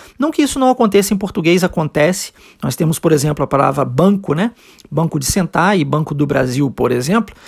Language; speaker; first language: Portuguese; early bilingual, heritage; Portuguese